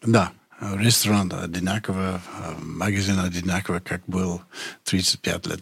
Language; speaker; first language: Russian; non-native, learner; English